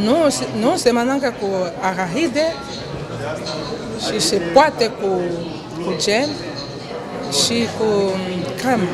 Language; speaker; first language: Romanian; non-native, learner; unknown